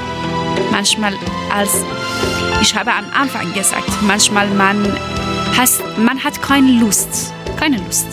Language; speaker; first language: German; non-native, learner; Persian